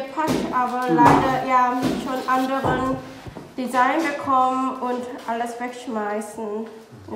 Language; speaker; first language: German; non-native, learner; Korean